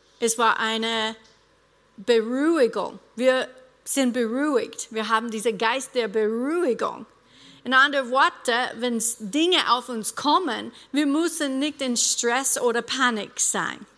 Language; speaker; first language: German; non-native, fluent; English